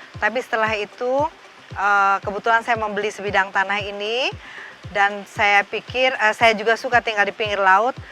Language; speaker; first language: Indonesian; native; Indonesian